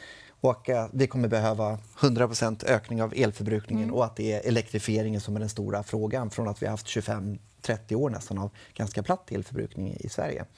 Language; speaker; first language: Swedish; native; Swedish